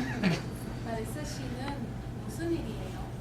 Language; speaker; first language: Korean; non-native, learner; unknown